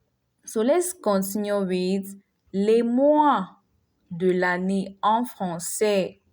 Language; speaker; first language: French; non-native, fluent; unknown